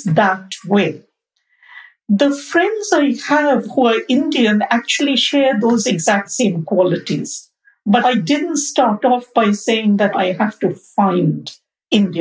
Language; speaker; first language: English; non-native, local second language; Bangla